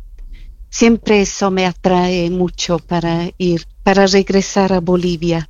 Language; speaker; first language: Spanish; non-native, fluent; German